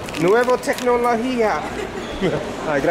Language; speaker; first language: Spanish; non-native, learner; English